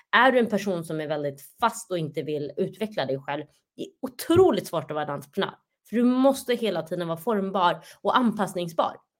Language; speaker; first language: Swedish; early bilingual, other home language; Somali